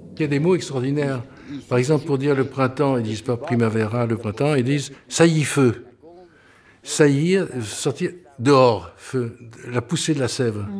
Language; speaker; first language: French; native; French